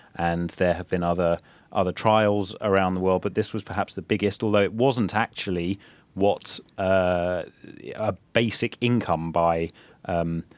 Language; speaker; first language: English; native; English